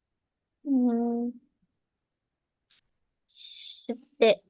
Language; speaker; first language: Japanese; non-native, learner; Indonesian